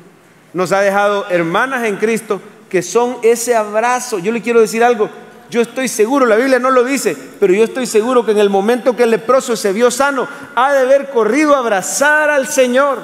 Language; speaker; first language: Spanish; native; Spanish